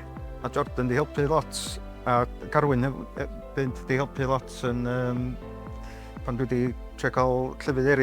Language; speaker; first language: Welsh; native; Welsh